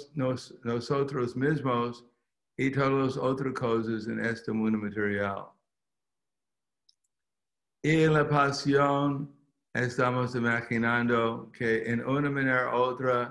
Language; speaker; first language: Spanish; non-native, fluent; English